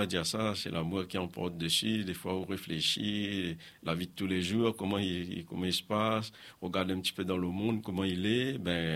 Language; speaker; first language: French; non-native, local second language; Réunion Creole French